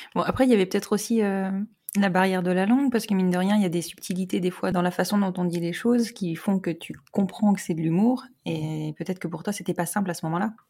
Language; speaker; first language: French; native; French